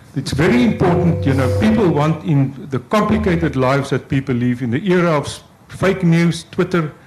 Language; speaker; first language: English; non-native, local second language; Afrikaans